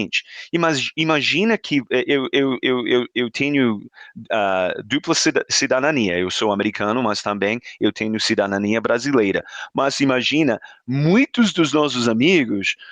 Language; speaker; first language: Portuguese; non-native, fluent; English